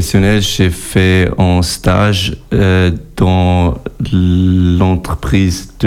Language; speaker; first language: French; non-native, local second language; German